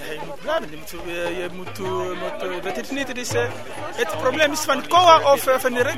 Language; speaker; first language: Dutch; non-native, learner; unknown